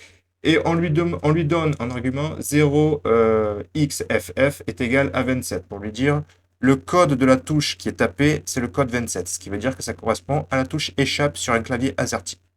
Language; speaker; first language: French; native; French